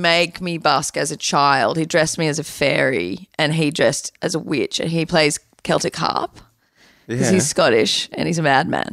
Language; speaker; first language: English; native; English